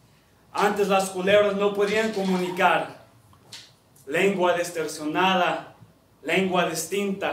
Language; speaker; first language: Spanish; early bilingual, heritage; Spanish